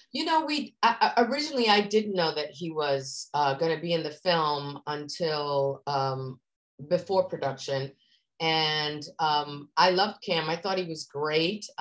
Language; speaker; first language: English; native; English